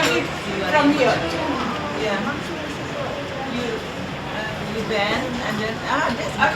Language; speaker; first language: English; non-native, fluent; Indonesian